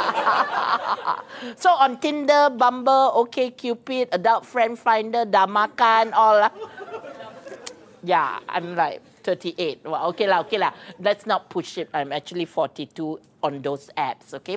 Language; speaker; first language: English; non-native, local second language; Min Nan Chinese